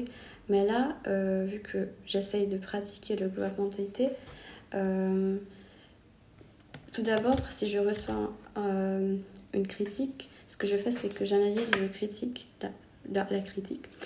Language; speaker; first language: French; non-native, fluent; Hungarian